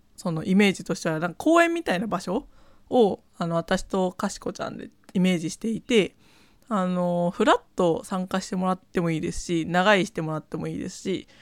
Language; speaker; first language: Japanese; non-native, fluent; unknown